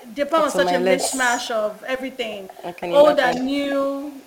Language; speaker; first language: English; non-native, local second language; Yoruba